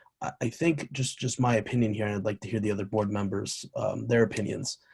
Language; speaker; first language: English; native; English